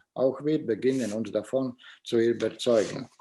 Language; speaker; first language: German; non-native, fluent; Latvian